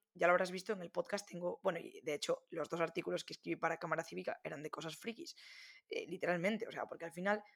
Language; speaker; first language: Spanish; native; Spanish